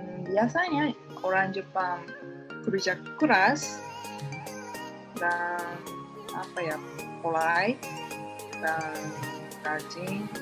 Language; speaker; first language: Indonesian; non-native, learner; Japanese